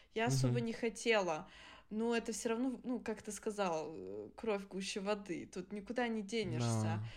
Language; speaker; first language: Russian; early bilingual, other home language; Adyghe